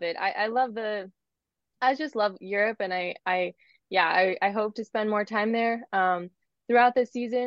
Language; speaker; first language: English; native; English